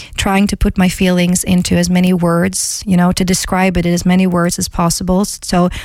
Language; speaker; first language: English; non-native, fluent; Swedish